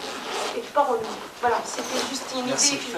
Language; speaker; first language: French; non-native, local second language; Kabyle